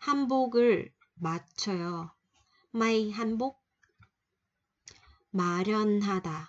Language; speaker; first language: Korean; non-native, fluent; Vietnamese